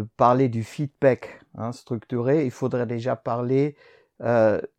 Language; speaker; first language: French; non-native, fluent; German